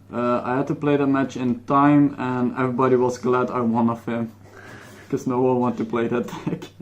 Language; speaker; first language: English; non-native, fluent; Dutch